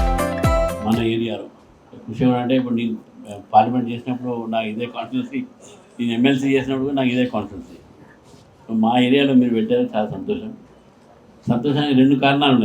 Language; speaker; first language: Telugu; native; Telugu